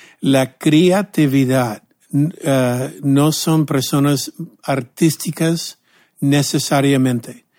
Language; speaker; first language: Spanish; non-native, fluent; English